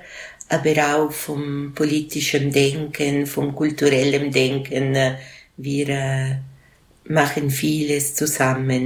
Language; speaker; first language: German; non-native, local second language; Italian